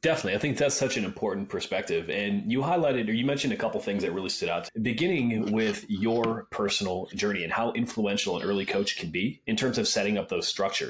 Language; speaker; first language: English; native; English